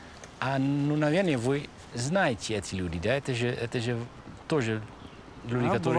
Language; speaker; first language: Russian; non-native, learner; Dutch